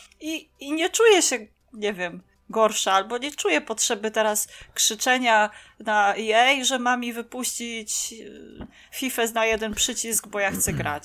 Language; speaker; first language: Polish; native; Polish